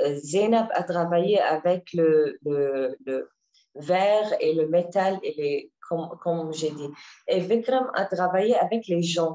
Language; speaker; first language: French; non-native, learner; Arabic